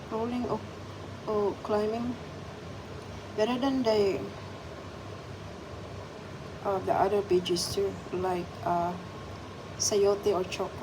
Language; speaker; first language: English; non-native, local second language; Filipino